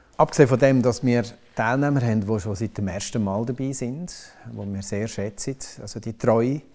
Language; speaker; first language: German; native; German